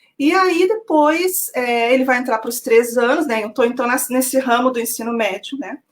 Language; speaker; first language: Portuguese; native; Portuguese